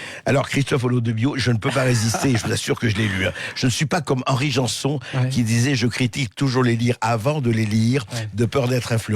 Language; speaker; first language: French; native; French